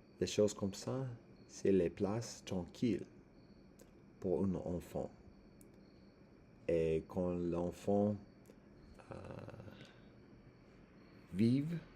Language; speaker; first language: French; non-native, learner; English